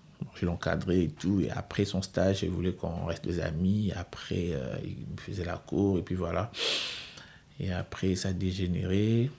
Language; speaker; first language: French; non-native, local second language; Lingala